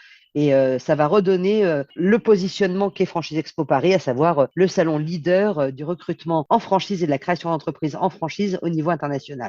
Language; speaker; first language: French; native; French